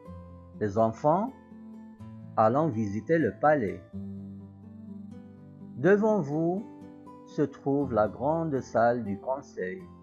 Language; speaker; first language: French; non-native, local second language; Arabic